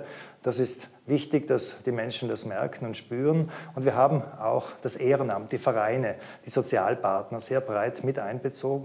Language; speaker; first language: German; native; German